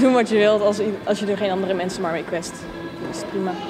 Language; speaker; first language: Dutch; native; Dutch